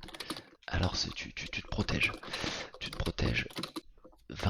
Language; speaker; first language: French; native; French